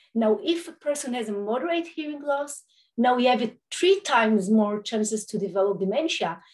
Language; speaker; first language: English; non-native, fluent; Hebrew